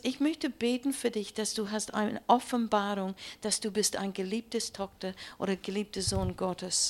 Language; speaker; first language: German; non-native, learner; English